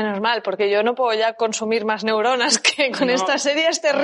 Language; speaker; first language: Spanish; native; Spanish